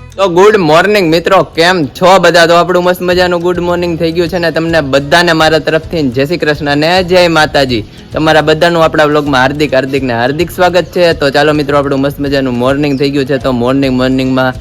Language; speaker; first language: Gujarati; native; Gujarati